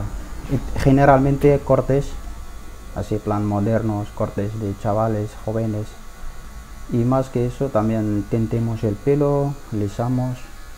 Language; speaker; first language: Spanish; non-native, learner; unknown